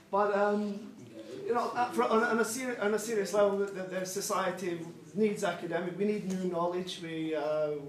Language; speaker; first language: English; native; English